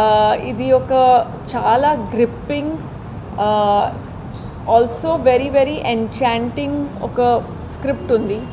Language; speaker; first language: Telugu; non-native, fluent; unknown